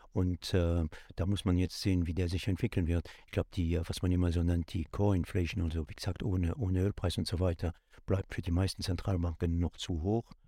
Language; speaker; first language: German; non-native, local second language; Luxembourgish